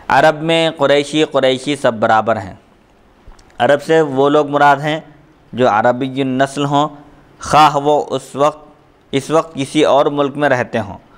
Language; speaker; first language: Urdu; native; Urdu